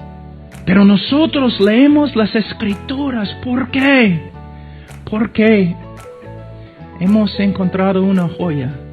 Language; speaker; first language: Spanish; non-native, fluent; English